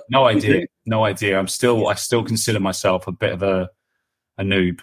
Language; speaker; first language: English; native; English